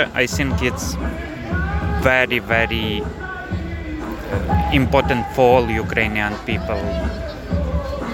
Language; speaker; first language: English; non-native, learner; Ukrainian